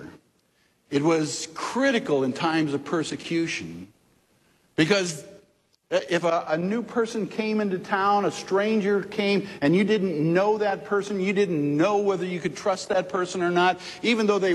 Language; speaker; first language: English; native; English